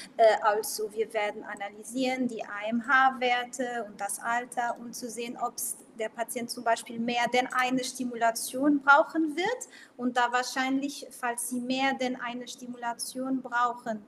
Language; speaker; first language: German; non-native, local second language; Portuguese